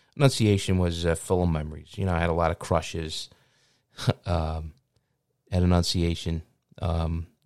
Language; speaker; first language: English; native; English